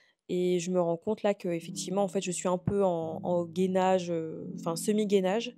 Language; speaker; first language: French; native; French